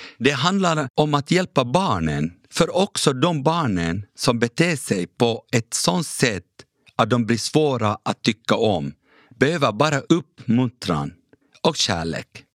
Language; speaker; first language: Swedish; early bilingual, other home language; Kurdish